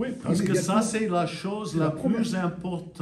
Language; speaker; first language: French; non-native, fluent; English